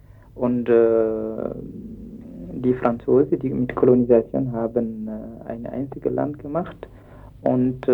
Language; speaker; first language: German; non-native, fluent; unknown